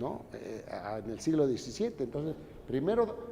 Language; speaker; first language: Spanish; native; Spanish